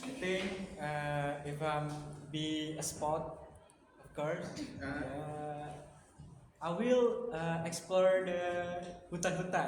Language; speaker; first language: English; non-native, learner; Indonesian